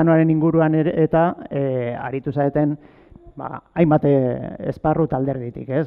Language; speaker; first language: Basque; native; Basque